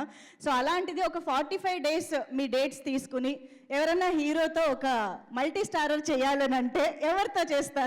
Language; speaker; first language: Telugu; native; Telugu